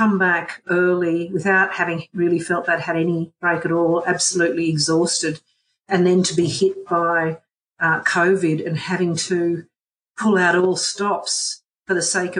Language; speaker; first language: English; native; English